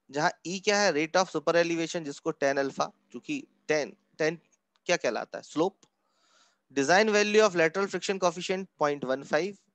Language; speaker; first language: Hindi; native; Hindi